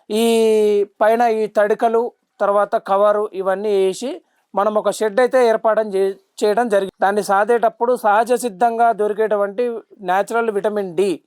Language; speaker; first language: Telugu; native; Telugu